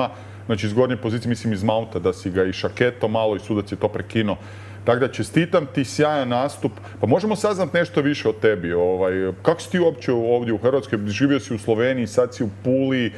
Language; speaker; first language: Croatian; native; Croatian